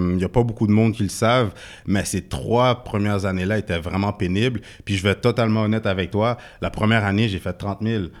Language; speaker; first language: French; native; French